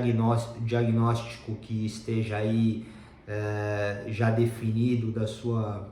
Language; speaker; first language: Portuguese; native; Portuguese